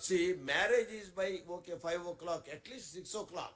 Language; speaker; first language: English; non-native, local second language; Telugu